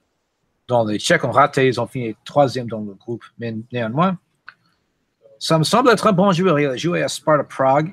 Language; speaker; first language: French; non-native, fluent; English